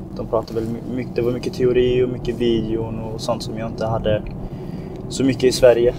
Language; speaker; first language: Swedish; early bilingual, other home language; Arabic